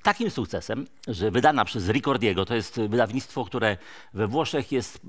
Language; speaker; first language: Polish; native; Polish